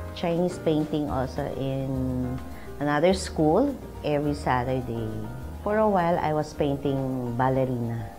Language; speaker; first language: English; non-native, local second language; Filipino